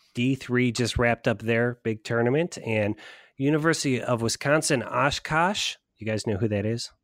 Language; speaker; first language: English; native; English